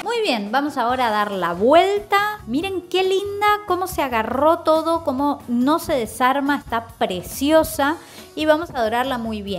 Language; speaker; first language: Spanish; native; Spanish